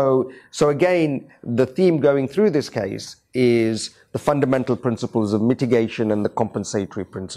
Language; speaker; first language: English; native; English